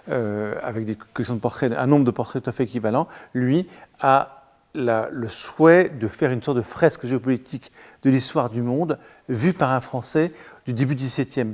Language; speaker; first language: French; native; French